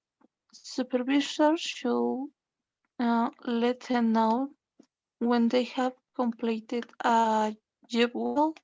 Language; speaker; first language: English; non-native, learner; Spanish